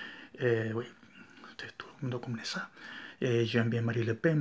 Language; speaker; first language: French; non-native, learner; Spanish